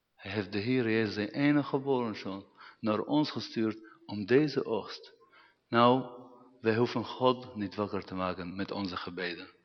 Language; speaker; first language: Dutch; non-native, fluent; Arabic